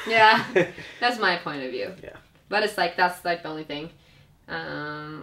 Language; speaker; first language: English; non-native, fluent; Finnish